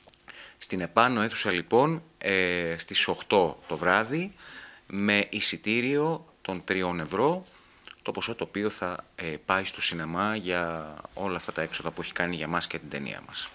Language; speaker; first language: Greek; native; Greek